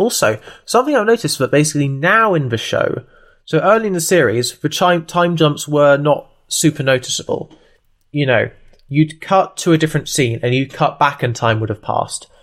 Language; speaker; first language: English; native; English